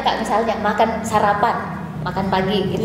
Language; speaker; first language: Indonesian; native; Indonesian